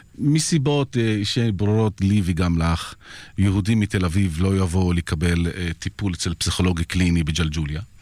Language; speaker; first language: Hebrew; non-native, local second language; Arabic